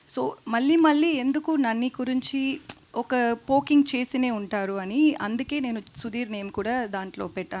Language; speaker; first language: Telugu; non-native, learner; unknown